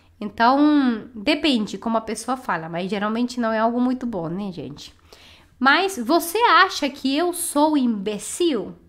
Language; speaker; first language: Portuguese; non-native, fluent; Spanish